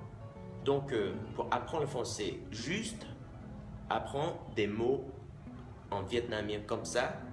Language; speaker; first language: French; non-native, fluent; Vietnamese